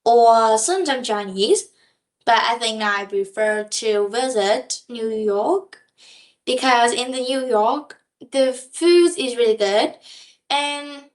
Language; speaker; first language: English; non-native, learner; Vietnamese